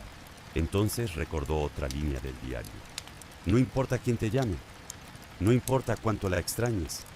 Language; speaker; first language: Spanish; native; Spanish